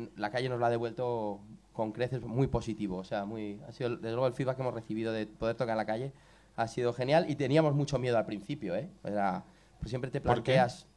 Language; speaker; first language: Spanish; native; Spanish